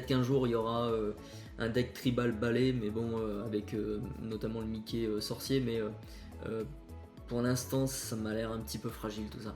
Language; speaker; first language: French; native; French